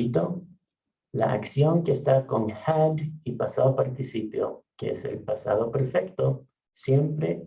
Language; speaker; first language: Spanish; non-native, fluent; English